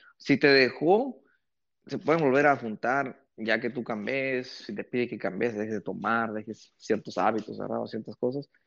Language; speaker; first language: Spanish; early bilingual, heritage; Spanish